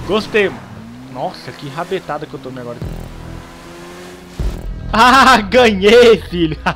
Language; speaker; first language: Portuguese; native; Portuguese